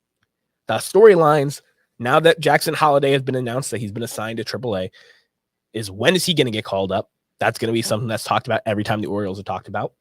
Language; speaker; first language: English; native; English